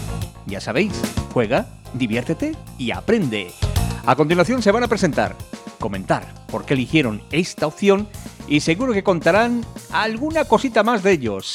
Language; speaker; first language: Spanish; native; Spanish